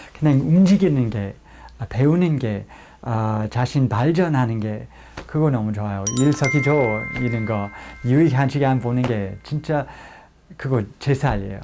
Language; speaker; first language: Korean; non-native, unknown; English